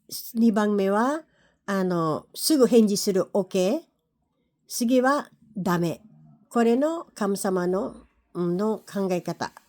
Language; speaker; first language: Japanese; non-native, learner; Filipino